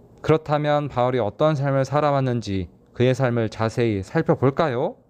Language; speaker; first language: Korean; native; Korean